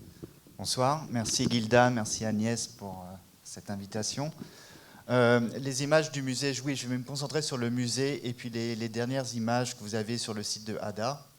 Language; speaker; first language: French; native; French